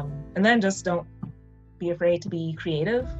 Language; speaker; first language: English; native; English